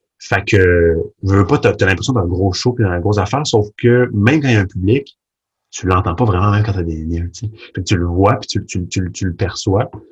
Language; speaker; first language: French; early bilingual, other home language; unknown